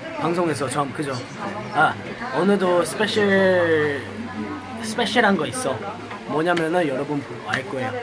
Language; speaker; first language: Korean; non-native, learner; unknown